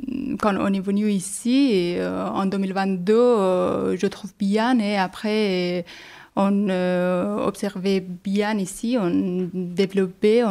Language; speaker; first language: French; non-native, learner; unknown